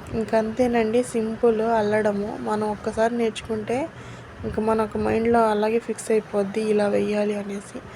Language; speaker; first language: Telugu; non-native, local second language; Urdu